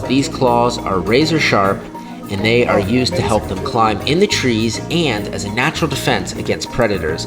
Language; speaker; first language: English; native; English